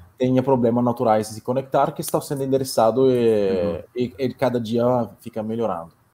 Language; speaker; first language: Portuguese; non-native, fluent; Italian